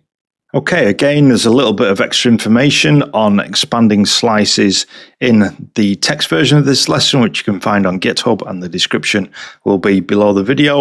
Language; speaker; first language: English; native; English